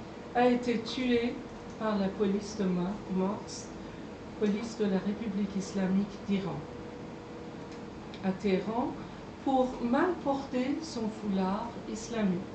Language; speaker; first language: French; non-native, fluent; Persian